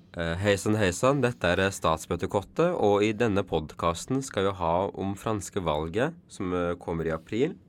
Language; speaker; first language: Norwegian; early bilingual, other home language; Kurdish